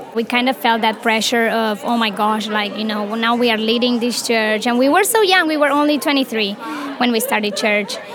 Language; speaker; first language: English; non-native, fluent; Romanian